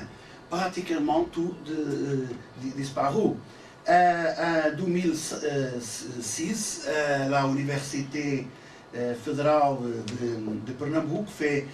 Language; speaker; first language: French; non-native, learner; Portuguese